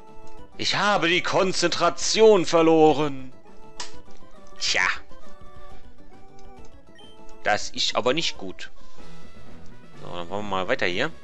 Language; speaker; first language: German; native; German